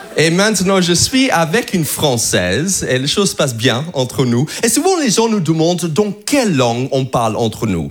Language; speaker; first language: French; non-native, fluent; English